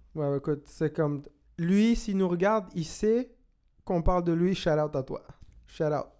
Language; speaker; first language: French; non-native, local second language; Kinyarwanda